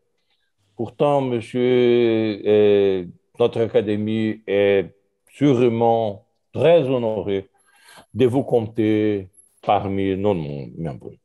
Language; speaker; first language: French; non-native, learner; Portuguese